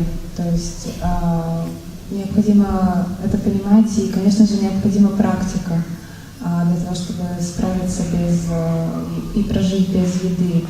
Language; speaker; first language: Russian; native; Russian